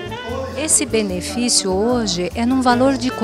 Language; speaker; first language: Portuguese; native; Portuguese